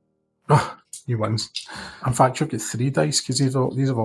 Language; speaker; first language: English; native; English